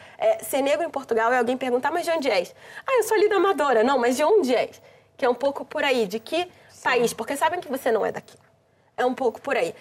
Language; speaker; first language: Portuguese; native; Portuguese